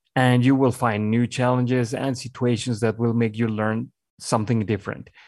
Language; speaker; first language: English; non-native, fluent; Spanish